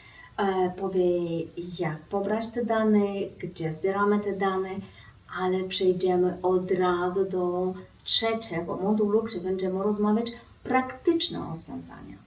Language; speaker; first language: Polish; non-native, fluent; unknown